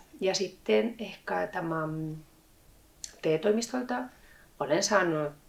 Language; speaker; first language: Finnish; non-native, fluent; Spanish